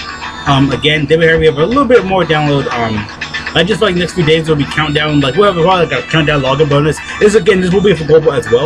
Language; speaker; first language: English; native; English